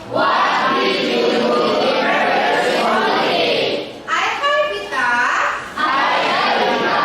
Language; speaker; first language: English; non-native, learner; Indonesian